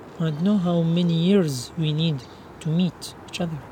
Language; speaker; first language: English; non-native, learner; Arabic